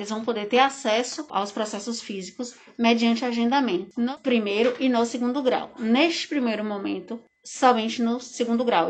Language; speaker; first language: Portuguese; native; Portuguese